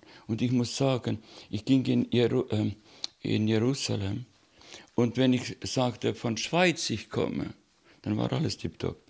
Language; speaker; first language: German; non-native, learner; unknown